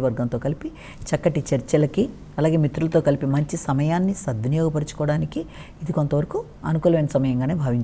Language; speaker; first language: Telugu; native; Telugu